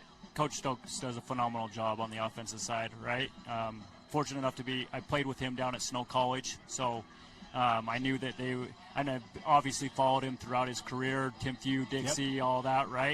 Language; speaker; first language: English; native; English